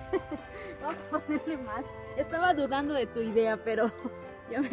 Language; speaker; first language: Spanish; native; Spanish